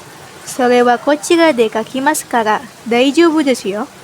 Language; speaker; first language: Japanese; non-native, learner; Indonesian